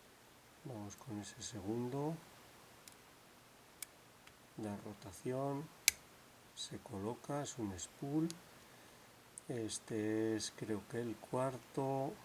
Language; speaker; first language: Spanish; native; Spanish